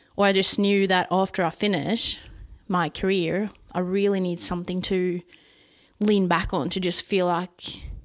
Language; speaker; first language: English; non-native, fluent; Swedish